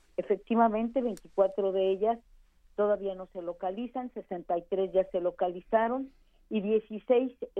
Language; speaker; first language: Spanish; native; Spanish